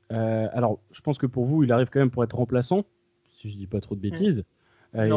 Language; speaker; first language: French; native; French